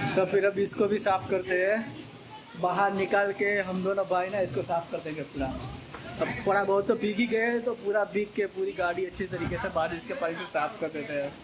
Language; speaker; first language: Hindi; non-native, local second language; Gujarati